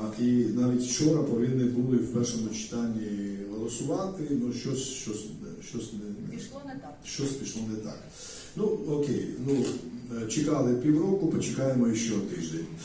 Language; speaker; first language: Ukrainian; non-native, fluent; Georgian